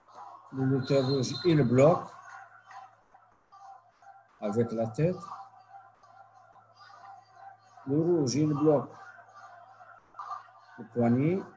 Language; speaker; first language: French; non-native, local second language; Arabic